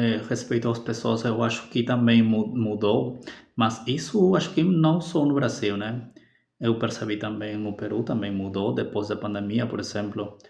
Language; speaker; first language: Portuguese; non-native, fluent; Spanish